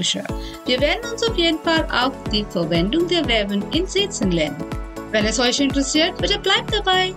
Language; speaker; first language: German; non-native, fluent; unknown